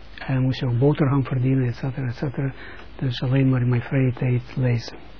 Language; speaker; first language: Dutch; non-native, fluent; Russian